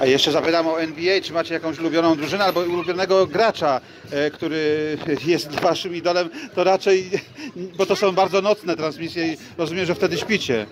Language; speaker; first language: Polish; native; Polish